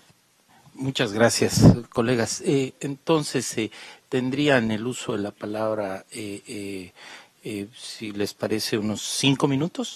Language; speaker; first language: Spanish; native; Spanish